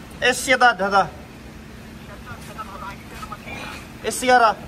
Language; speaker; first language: Arabic; non-native, learner; Filipino